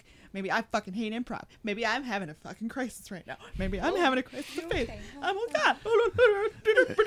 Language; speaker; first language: English; native; English